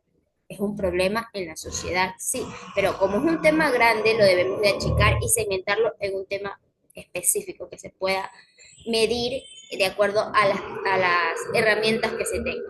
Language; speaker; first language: Spanish; native; Spanish